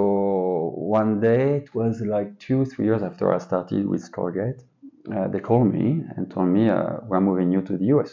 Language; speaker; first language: English; non-native, fluent; French